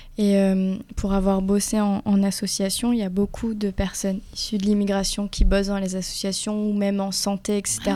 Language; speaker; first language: French; native; French